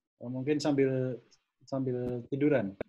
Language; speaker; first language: Indonesian; native; Indonesian